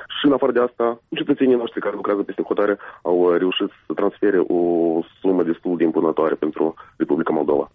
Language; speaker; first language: Romanian; native; Romanian